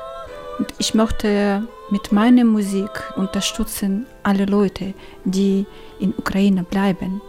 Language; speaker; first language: German; non-native, learner; Ukrainian